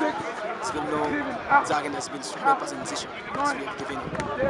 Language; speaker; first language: German; non-native, learner; French